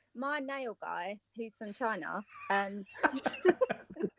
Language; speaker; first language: English; non-native, fluent; Bulgarian